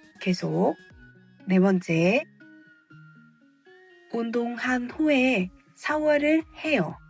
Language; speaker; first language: Korean; non-native, fluent; Vietnamese